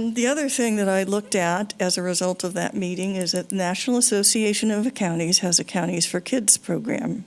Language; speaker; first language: English; native; English